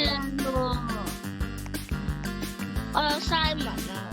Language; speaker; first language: Chinese; early bilingual, heritage; Cantonese